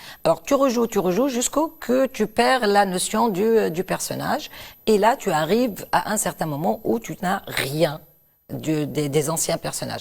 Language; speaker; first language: French; non-native, local second language; Arabic